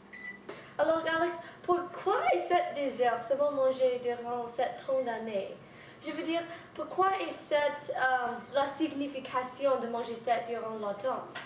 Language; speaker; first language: French; non-native, learner; English